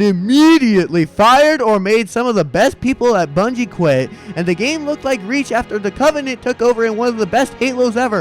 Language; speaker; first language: English; native; English